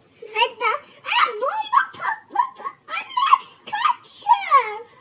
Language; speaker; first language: Turkish; native; Turkish